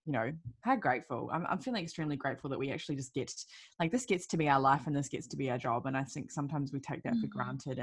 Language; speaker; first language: English; native; English